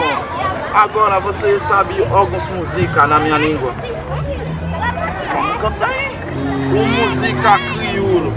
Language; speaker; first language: Portuguese; non-native, learner; Haitian Creole